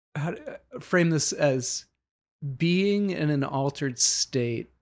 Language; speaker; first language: English; native; English